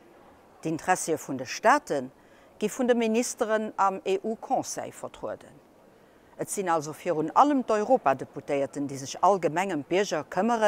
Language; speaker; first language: German; non-native, local second language; Luxembourgish